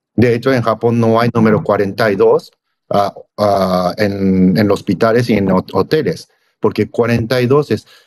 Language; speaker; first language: Spanish; non-native, fluent; Japanese